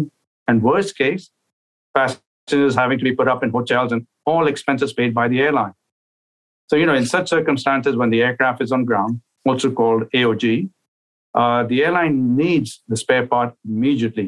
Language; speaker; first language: English; non-native, local second language; Urdu